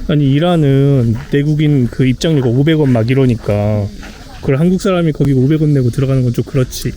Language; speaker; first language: Korean; native; Korean